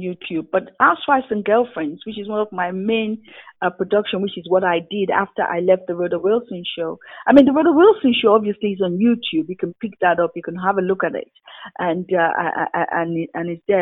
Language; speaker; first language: English; non-native, local second language; Yoruba